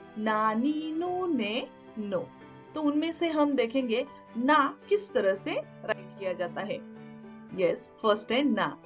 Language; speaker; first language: Hindi; non-native, local second language; Marathi